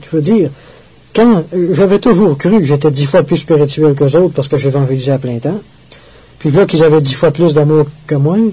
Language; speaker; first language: French; native; French